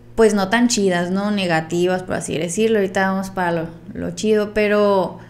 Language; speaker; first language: Spanish; native; Spanish